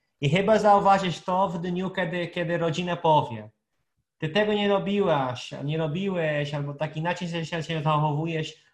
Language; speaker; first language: Polish; non-native, fluent; Portuguese